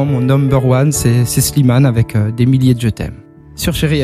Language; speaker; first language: French; native; French